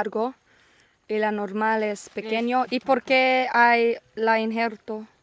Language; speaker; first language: Spanish; non-native, learner; English